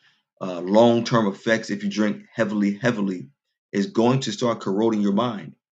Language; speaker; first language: English; native; English